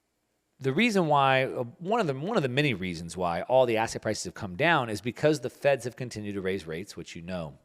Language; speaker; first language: English; native; English